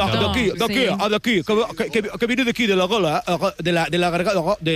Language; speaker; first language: Spanish; native; Spanish